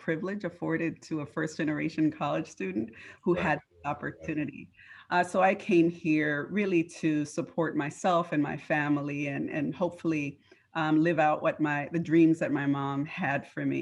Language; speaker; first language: English; non-native, fluent; Spanish